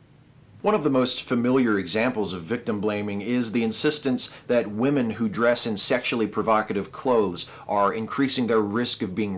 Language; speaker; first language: English; native; English